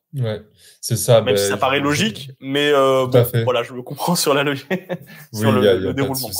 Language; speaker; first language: French; native; French